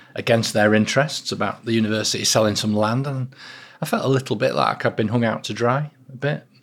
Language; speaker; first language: English; native; English